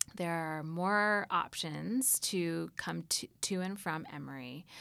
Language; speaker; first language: English; native; English